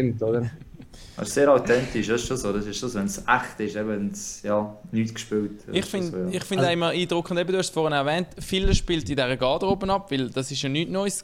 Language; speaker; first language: German; native; German